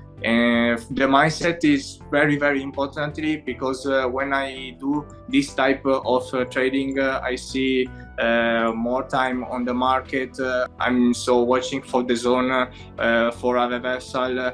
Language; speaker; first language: English; non-native, learner; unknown